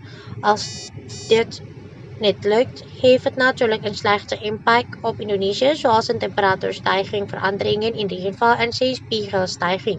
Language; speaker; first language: Dutch; non-native, fluent; Indonesian